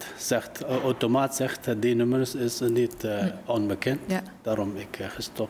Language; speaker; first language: Dutch; non-native, learner; Uyghur